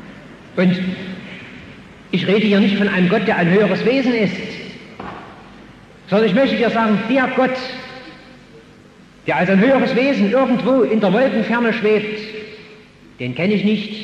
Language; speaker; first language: German; native; German